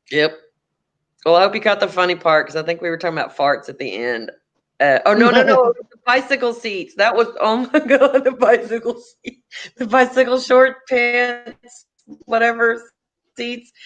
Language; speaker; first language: English; native; English